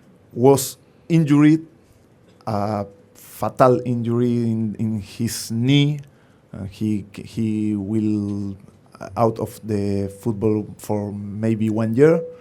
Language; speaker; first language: English; non-native, learner; Spanish